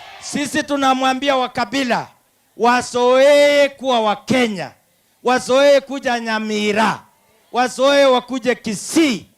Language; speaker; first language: Swahili; non-native, local second language; Gusii